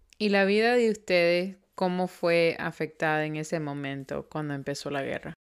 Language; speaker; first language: Spanish; early bilingual, heritage; Spanish